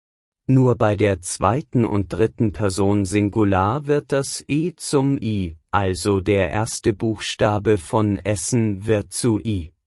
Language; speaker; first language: German; non-native, fluent; Persian